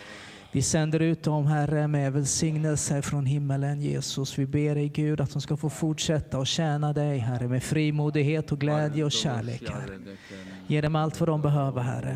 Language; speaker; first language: Swedish; native; Swedish